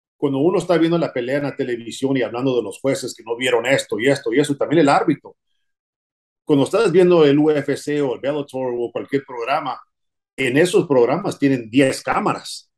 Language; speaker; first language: Spanish; early bilingual, heritage; Spanish